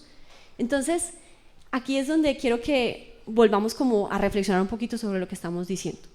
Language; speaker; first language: Spanish; native; Spanish